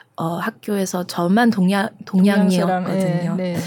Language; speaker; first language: Korean; early bilingual, heritage; Dutch